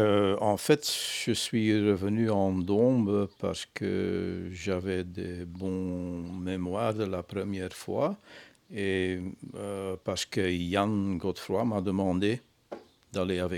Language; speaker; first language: French; non-native, fluent; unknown